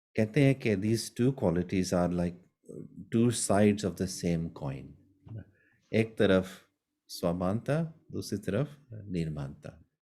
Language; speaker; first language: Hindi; early bilingual, heritage; Hindi